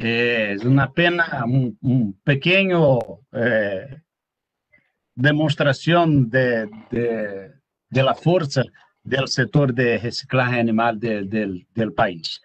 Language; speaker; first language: Spanish; non-native, learner; Portuguese